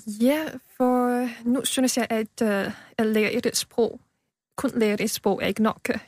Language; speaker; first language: Danish; non-native, learner; Chinese